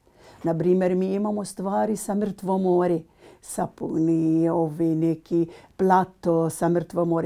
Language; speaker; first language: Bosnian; non-native, learner; Arabic